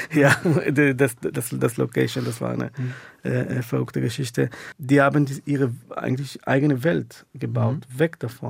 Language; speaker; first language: German; non-native, fluent; Hebrew